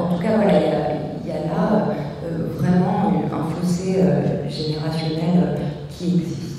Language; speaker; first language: French; native; French